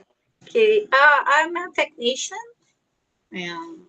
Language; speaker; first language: English; non-native, learner; Portuguese